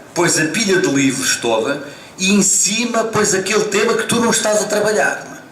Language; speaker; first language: Portuguese; native; Portuguese